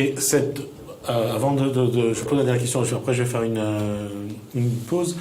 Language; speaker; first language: French; native; French